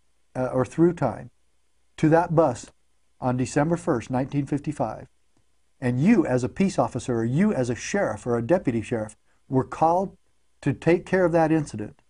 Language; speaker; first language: English; native; English